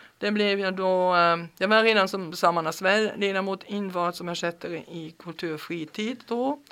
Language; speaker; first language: Swedish; non-native, fluent; German